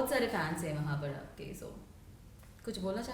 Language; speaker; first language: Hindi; non-native, local second language; Telugu